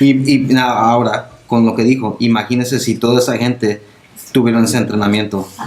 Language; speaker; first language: Spanish; non-native, local second language; English